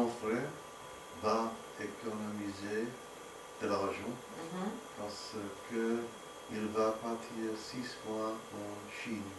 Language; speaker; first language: French; non-native, learner; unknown